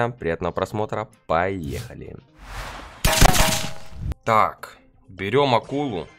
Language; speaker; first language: Russian; native; Russian